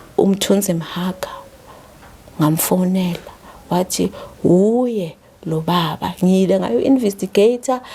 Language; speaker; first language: Zulu; native; Zulu